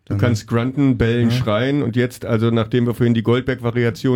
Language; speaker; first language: German; native; German